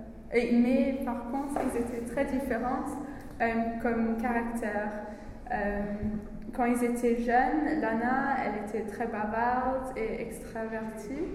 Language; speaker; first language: French; non-native, learner; English